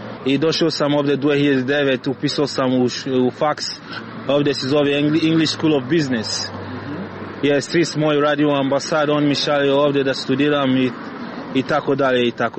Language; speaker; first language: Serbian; non-native, learner; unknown